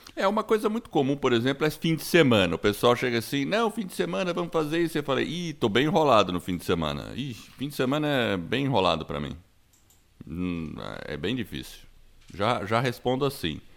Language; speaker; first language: Portuguese; non-native, fluent; English